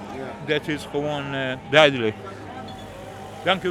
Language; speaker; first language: Dutch; non-native, learner; Persian